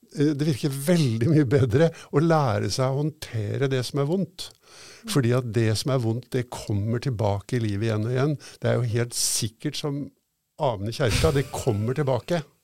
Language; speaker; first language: Norwegian; native; Norwegian